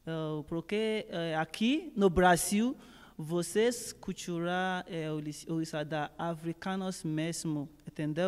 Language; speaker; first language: Portuguese; non-native, learner; Yoruba